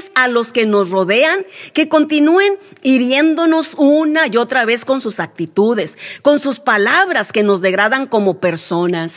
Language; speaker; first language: Spanish; native; Spanish